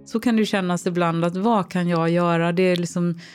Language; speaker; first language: Swedish; native; Swedish